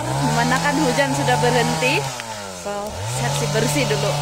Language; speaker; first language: Malay; non-native, local second language; Central Dusun